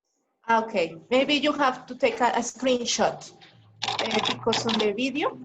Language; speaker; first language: English; non-native, fluent; Spanish